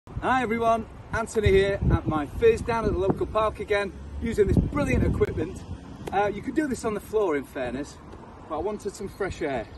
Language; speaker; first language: English; native; English